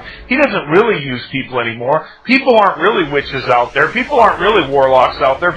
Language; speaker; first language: English; native; English